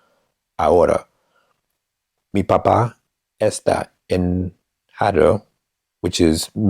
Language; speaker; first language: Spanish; non-native, learner; English